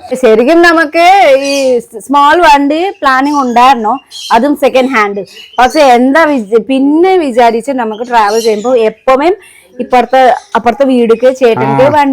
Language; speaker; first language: Malayalam; non-native, learner; Nepali